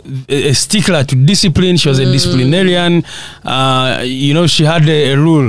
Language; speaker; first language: English; non-native, local second language; Nyankole